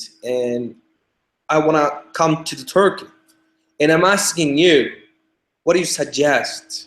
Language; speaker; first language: English; non-native, fluent; Turkish